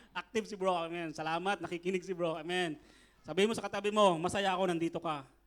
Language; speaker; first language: Filipino; native; Filipino